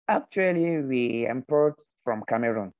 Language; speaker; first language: English; non-native, learner; Arabic